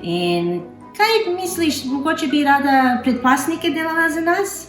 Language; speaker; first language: Slovenian; early bilingual, heritage; Slovenian